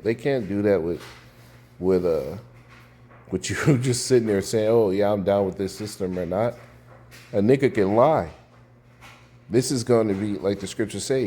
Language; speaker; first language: English; native; English